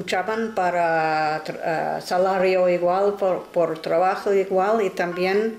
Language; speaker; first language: Spanish; non-native, fluent; English